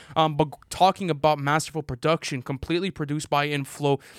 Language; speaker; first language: English; native; English